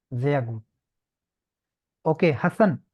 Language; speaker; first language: German; non-native, learner; Punjabi